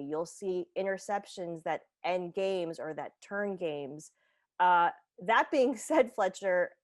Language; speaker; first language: English; native; English